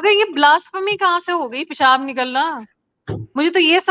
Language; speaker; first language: Urdu; native; Urdu